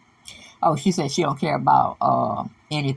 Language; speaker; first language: English; native; English